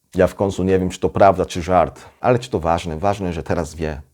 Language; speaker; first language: Polish; non-native, fluent; Korean